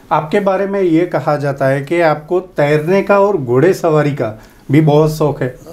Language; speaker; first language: Hindi; native; Hindi